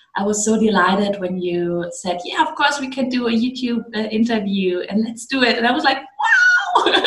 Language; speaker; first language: English; non-native, fluent; German